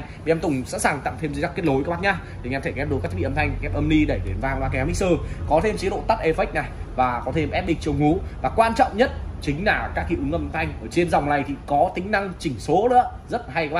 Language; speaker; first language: Vietnamese; native; Vietnamese